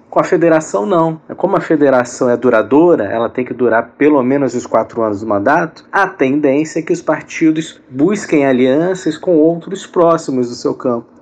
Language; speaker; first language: Portuguese; native; Portuguese